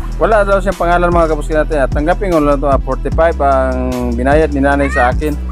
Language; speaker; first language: Filipino; non-native, local second language; Cebuano